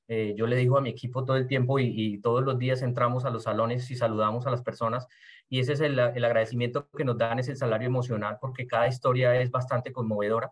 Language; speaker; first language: Spanish; native; Spanish